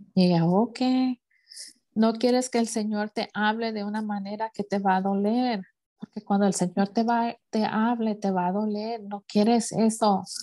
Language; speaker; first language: Spanish; early bilingual, heritage; Spanish